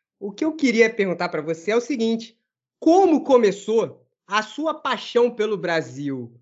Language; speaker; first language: Portuguese; native; Portuguese